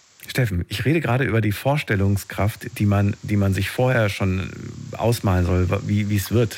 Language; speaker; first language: German; native; German